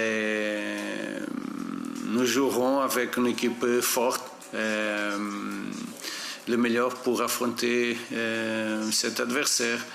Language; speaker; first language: French; non-native, fluent; Portuguese